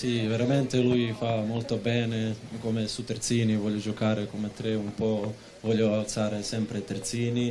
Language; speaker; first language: Italian; non-native, learner; Serbian